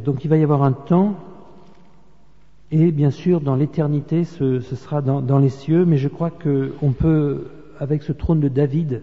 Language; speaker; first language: French; native; French